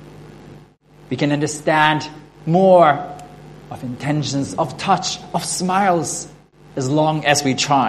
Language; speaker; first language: English; non-native, fluent; Norwegian